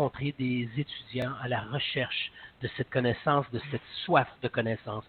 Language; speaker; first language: French; native; French